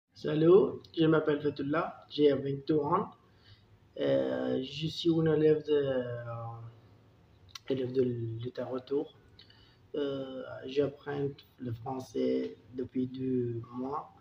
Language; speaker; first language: French; non-native, learner; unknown